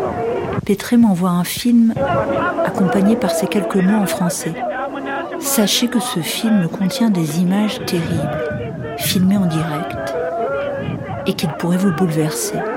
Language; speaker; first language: French; native; French